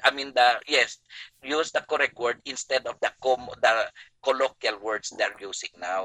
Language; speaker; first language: English; non-native, local second language; Chavacano